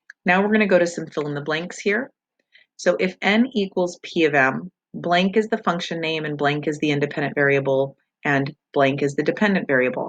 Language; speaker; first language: English; native; English